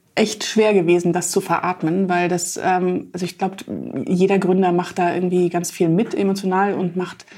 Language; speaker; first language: German; native; German